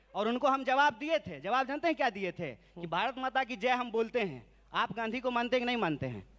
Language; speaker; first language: Hindi; native; Hindi